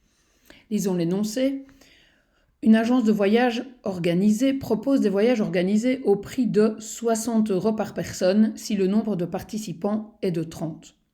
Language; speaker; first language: French; native; French